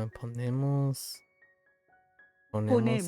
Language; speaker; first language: Spanish; non-native, learner; English